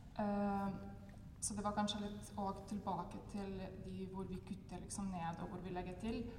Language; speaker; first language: Norwegian; non-native, fluent; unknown